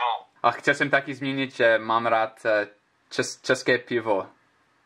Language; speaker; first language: Czech; non-native, learner; English